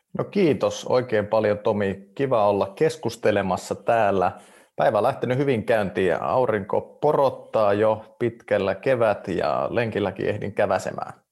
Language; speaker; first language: Finnish; native; Finnish